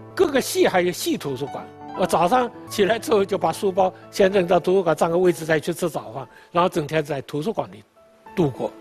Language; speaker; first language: Chinese; native; Chinese